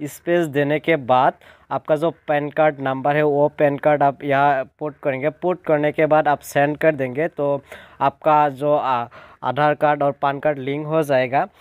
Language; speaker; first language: Hindi; non-native, local second language; Assamese